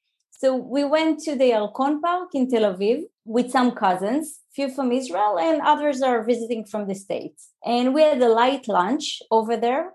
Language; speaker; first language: English; non-native, fluent; Hebrew